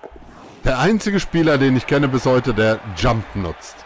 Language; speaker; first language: German; native; German